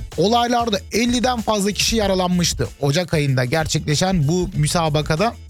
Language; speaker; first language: Turkish; early bilingual, heritage; Turkish